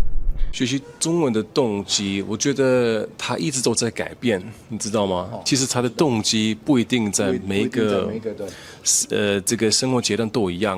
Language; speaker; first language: Chinese; non-native, fluent; German